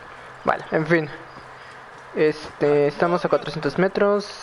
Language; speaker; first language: Spanish; native; Spanish